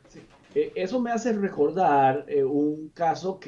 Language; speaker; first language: Spanish; native; Spanish